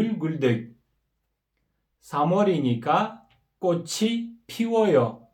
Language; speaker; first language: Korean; non-native, fluent; Kyrgyz